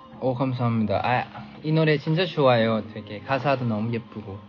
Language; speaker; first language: Korean; non-native, fluent; Thai